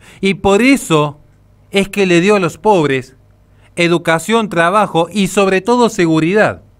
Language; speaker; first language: Spanish; native; Spanish